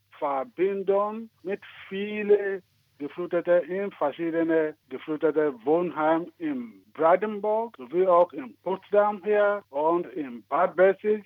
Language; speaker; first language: German; non-native, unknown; English